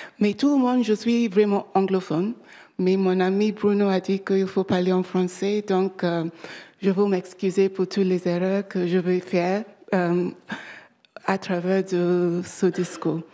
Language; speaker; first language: French; non-native, learner; English